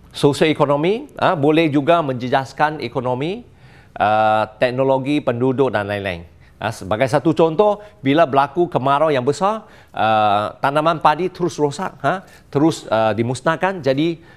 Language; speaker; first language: Malay; non-native, local second language; Chinese